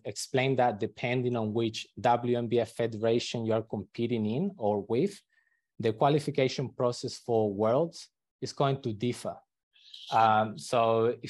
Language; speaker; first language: English; non-native, fluent; Spanish